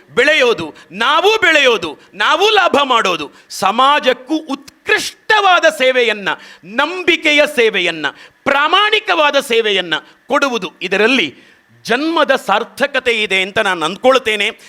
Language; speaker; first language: Kannada; native; Kannada